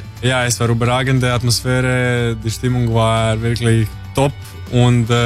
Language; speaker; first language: German; non-native, learner; Croatian